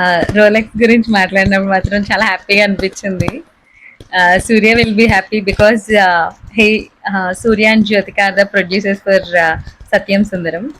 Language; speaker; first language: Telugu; native; Telugu